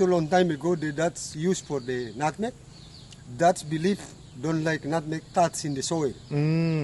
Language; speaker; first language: English; non-native, learner; Indonesian